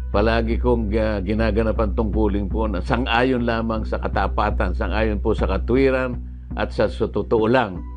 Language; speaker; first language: Filipino; native; Filipino